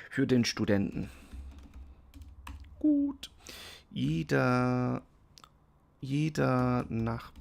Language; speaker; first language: German; non-native, fluent; English